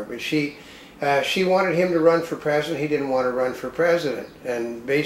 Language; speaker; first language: English; native; English